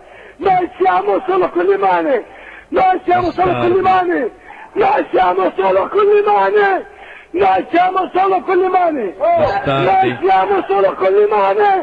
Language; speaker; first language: Italian; non-native, learner; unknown